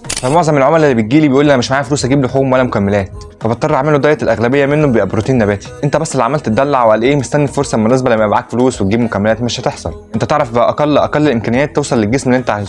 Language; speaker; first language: Arabic; native; Arabic